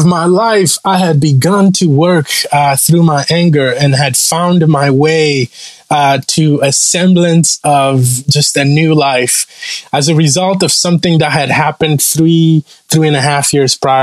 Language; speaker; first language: English; non-native, local second language; Kinyarwanda